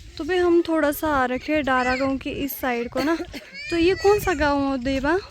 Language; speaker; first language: Hindi; non-native, local second language; Nepali